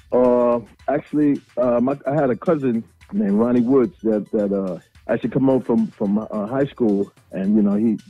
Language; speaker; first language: English; native; English